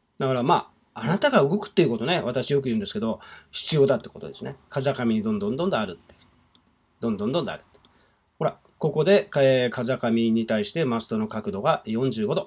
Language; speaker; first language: Japanese; native; Japanese